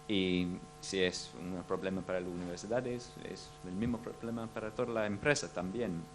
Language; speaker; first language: Spanish; non-native, fluent; English